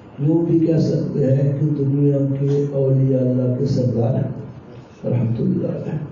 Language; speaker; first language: Urdu; non-native, local second language; Punjabi